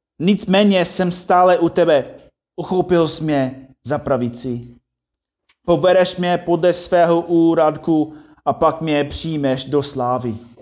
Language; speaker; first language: Czech; non-native, fluent; English